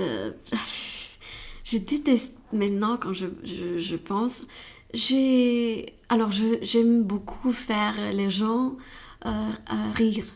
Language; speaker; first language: French; non-native, learner; Romanian